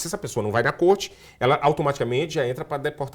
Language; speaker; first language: Portuguese; native; Portuguese